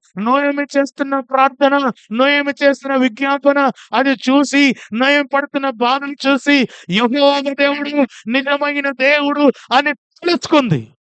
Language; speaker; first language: Telugu; non-native, fluent; Odia